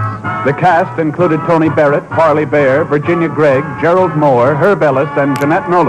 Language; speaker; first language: English; native; English